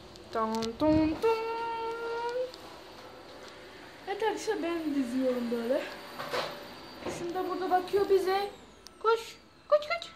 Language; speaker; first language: Turkish; non-native, fluent; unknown